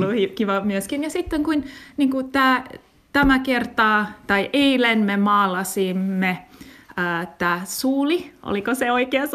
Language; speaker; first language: Finnish; non-native, learner; English